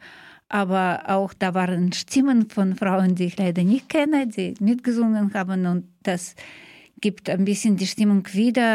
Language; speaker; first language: German; non-native, fluent; Ukrainian